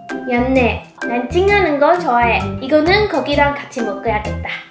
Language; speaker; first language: Korean; non-native, fluent; Chinese